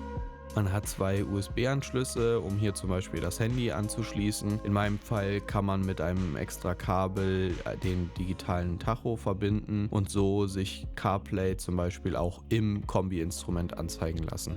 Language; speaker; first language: German; native; German